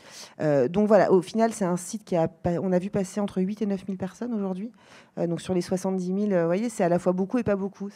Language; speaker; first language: French; native; French